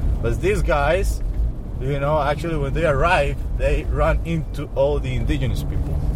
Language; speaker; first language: English; non-native, fluent; Spanish